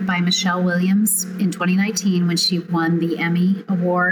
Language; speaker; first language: English; native; English